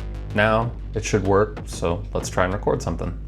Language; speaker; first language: English; native; English